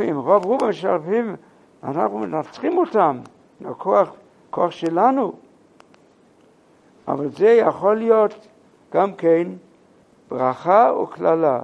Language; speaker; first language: Hebrew; non-native, fluent; English